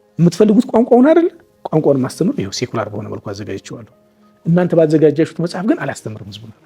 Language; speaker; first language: Amharic; native; Amharic